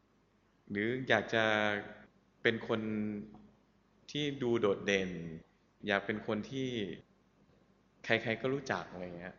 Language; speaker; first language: Thai; native; Thai